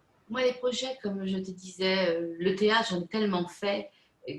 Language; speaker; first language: French; non-native, fluent; Spanish